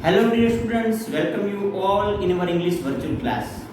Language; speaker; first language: English; non-native, local second language; Gujarati